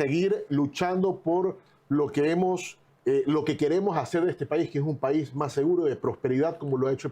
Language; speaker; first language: Spanish; native; Spanish